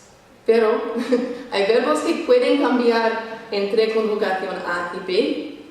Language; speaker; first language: Spanish; non-native, fluent; English